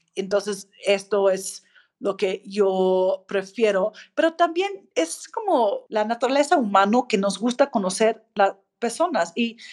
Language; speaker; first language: Spanish; non-native, fluent; English